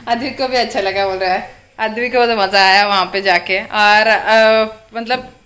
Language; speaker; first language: Hindi; native; Hindi